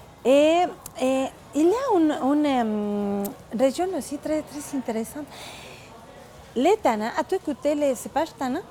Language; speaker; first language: French; non-native, fluent; Spanish